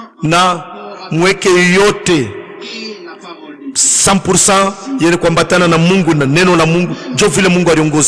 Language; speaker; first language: Swahili; native; Swahili